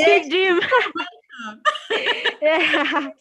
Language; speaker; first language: English; non-native, learner; Indonesian